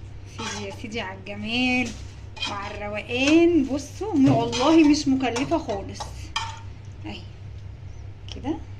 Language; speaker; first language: Arabic; native; Arabic